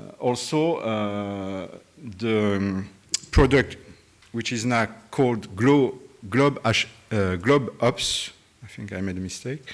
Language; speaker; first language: English; non-native, fluent; French